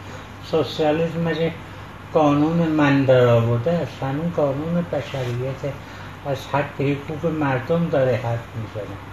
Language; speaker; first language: Persian; non-native, local second language; Central Kurdish